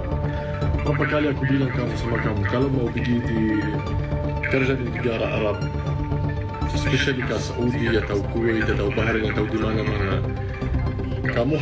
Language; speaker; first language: Indonesian; non-native, fluent; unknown